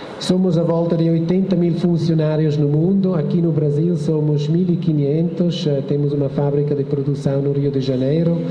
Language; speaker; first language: Portuguese; non-native, fluent; Italian